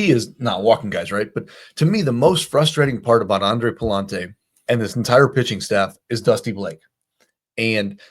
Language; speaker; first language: English; native; English